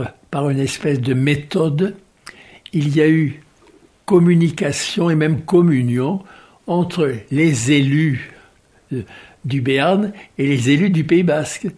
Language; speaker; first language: French; native; French